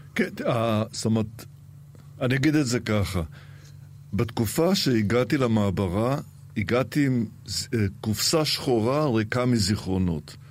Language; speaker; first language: Hebrew; early bilingual, other home language; Arabic